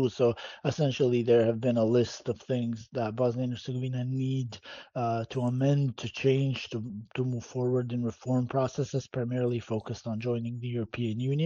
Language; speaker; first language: English; non-native, fluent; Bosnian